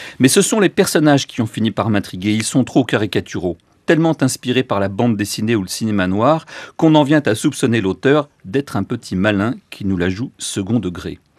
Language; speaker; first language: French; native; French